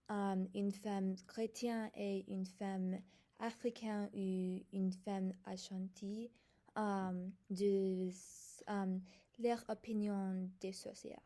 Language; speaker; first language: French; non-native, learner; English